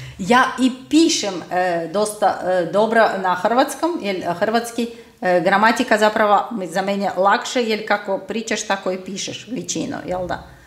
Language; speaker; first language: Croatian; non-native, fluent; Russian